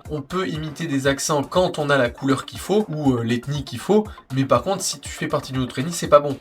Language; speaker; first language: French; native; French